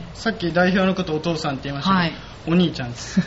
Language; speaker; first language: Japanese; native; Japanese